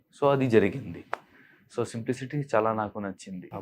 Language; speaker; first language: Telugu; non-native, local second language; Urdu